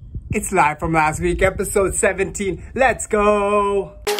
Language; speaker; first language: English; native; English